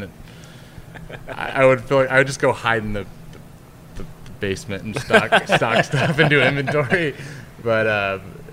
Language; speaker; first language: English; native; English